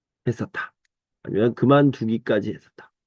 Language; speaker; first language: Korean; native; Korean